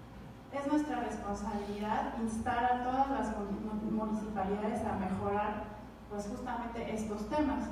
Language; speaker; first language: Spanish; native; Spanish